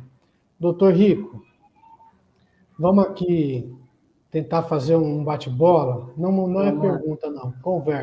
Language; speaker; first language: Portuguese; native; Portuguese